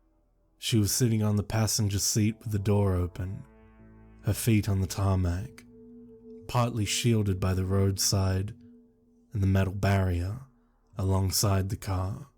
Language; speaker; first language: English; native; English